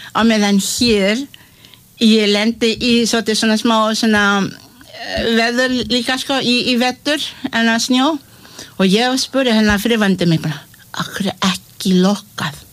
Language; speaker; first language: Icelandic; non-native, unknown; Malay